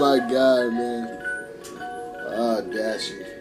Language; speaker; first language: English; native; English